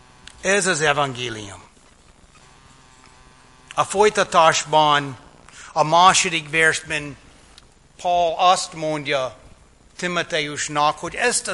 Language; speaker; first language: Hungarian; non-native, fluent; English